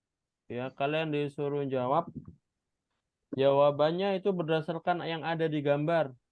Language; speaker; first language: Indonesian; native; Indonesian